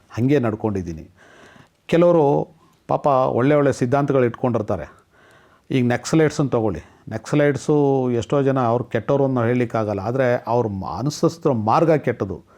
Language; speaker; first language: Kannada; non-native, local second language; Telugu